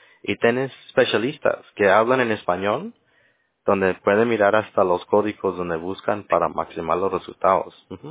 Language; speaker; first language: Spanish; early bilingual, other home language; English